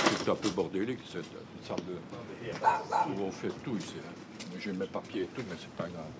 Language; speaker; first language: French; native; French